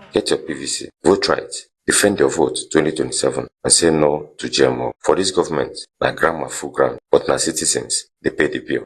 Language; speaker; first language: Nigerian Pidgin; native; Nigerian Pidgin